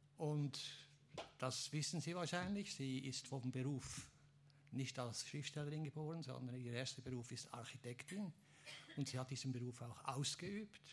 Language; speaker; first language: German; native; German